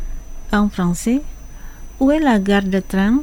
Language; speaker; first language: French; non-native, fluent; Indonesian